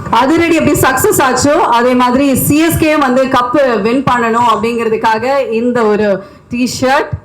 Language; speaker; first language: Tamil; native; Tamil